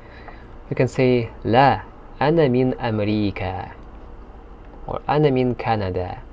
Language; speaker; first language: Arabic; non-native, fluent; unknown